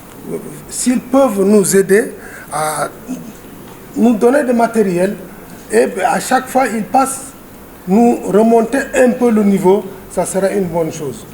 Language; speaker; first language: French; non-native, local second language; Wolof